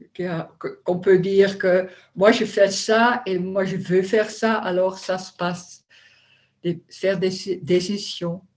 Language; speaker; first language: French; non-native, learner; Dutch